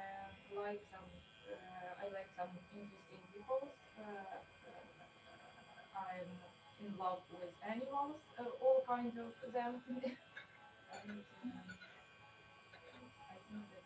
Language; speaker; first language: English; non-native, fluent; Ukrainian